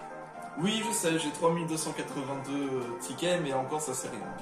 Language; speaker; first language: French; native; French